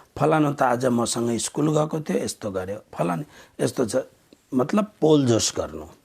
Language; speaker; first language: Nepali; native; Nepali